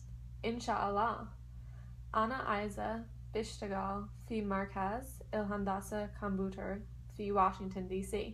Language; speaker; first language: Arabic; non-native, learner; English